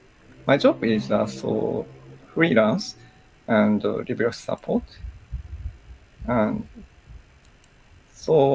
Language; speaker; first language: English; non-native, learner; Japanese